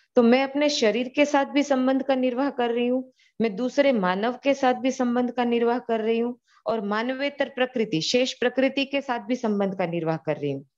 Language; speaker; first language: Hindi; non-native, local second language; Gujarati